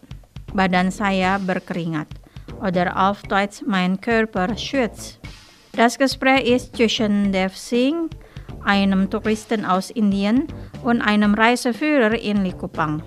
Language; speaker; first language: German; non-native, fluent; Indonesian